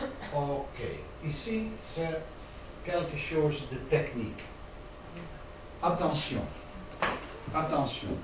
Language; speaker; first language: French; non-native, learner; Dutch